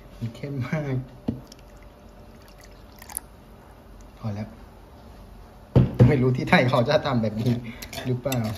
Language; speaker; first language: Thai; non-native, fluent; Vietnamese